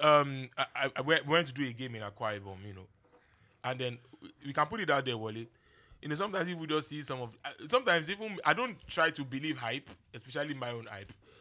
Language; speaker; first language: English; non-native, local second language; Yoruba